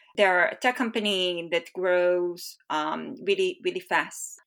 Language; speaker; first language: English; non-native, fluent; Hebrew